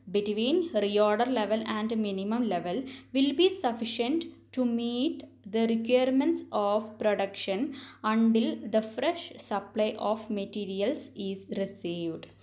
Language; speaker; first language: English; non-native, local second language; Malayalam